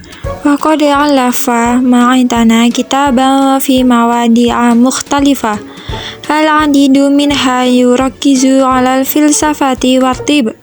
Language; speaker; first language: Arabic; non-native, learner; Indonesian